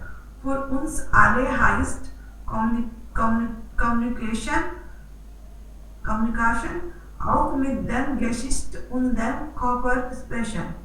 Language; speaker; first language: German; non-native, learner; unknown